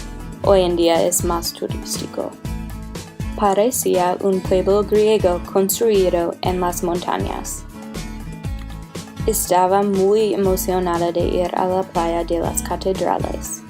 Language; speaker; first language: Spanish; non-native, learner; English